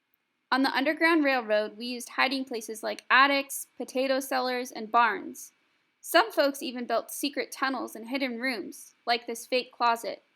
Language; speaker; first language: English; native; English